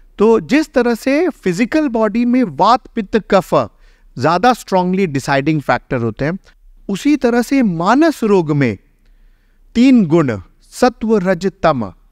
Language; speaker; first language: Hindi; native; Hindi